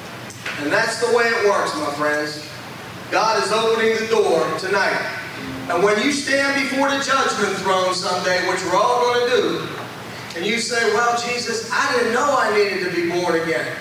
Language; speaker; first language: English; native; English